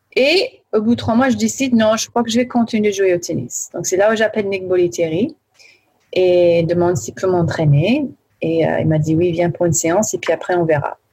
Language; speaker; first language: French; early bilingual, heritage; French